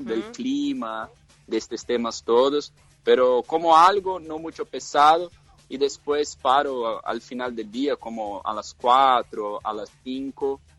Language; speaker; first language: Spanish; non-native, fluent; Portuguese